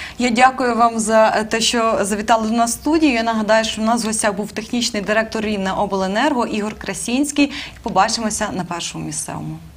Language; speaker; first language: Ukrainian; native; Ukrainian